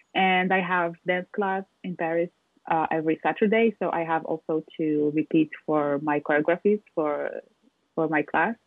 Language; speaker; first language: English; non-native, fluent; Arabic